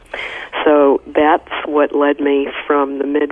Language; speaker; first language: English; native; English